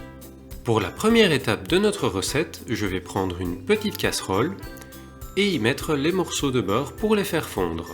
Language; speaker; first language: French; native; French